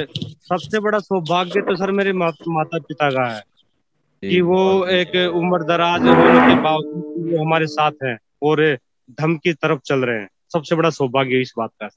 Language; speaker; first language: Hindi; native; Hindi